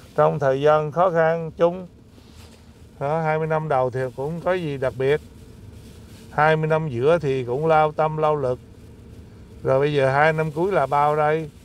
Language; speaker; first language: Vietnamese; native; Vietnamese